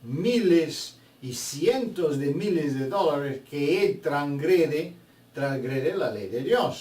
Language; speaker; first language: Spanish; non-native, fluent; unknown